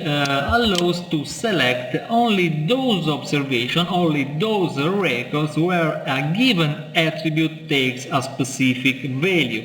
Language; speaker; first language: English; non-native, fluent; Italian